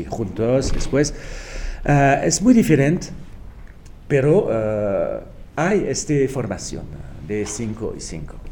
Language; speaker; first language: Spanish; non-native, fluent; French